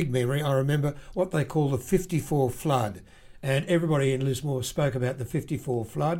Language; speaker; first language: English; native; English